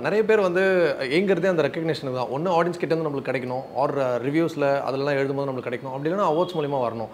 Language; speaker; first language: Tamil; native; Tamil